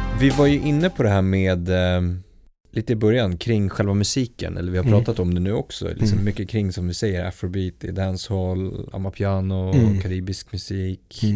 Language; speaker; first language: Swedish; native; Swedish